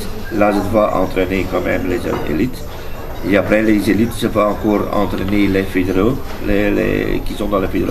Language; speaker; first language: French; non-native, learner; Dutch